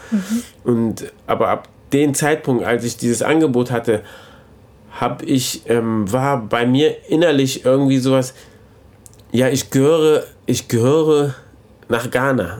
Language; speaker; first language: German; early bilingual, other home language; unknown